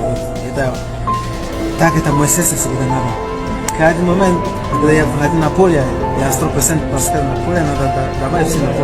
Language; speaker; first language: Russian; non-native, learner; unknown